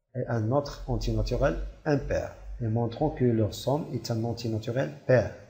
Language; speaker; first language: French; non-native, local second language; Arabic